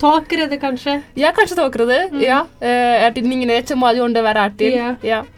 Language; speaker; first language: Norwegian; early bilingual, other home language; Tamil